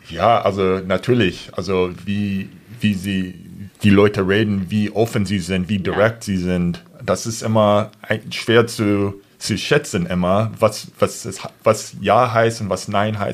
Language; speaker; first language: German; non-native, fluent; English